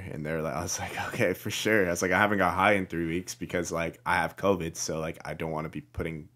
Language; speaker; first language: English; native; English